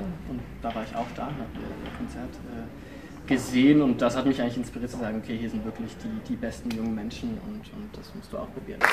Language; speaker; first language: German; native; German